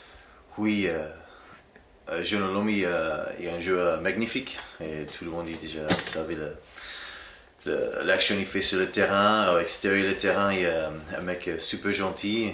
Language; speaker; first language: French; non-native, learner; English